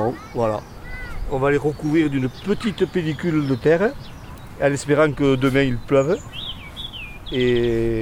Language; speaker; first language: French; native; French